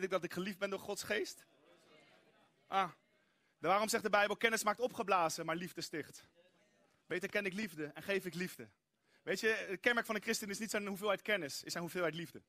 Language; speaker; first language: Dutch; native; Dutch